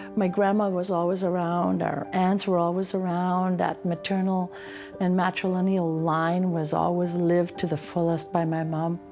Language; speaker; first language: English; native; English